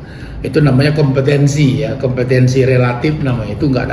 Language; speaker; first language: Indonesian; native; Indonesian